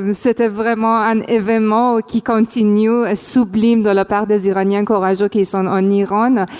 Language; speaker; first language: French; non-native, fluent; Persian